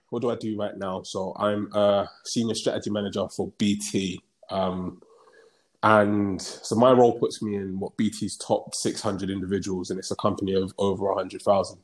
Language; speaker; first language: English; native; English